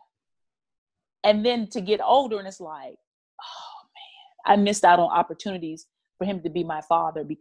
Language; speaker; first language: English; native; English